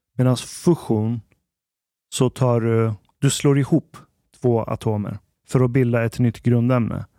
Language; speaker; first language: Swedish; early bilingual, other home language; Arabic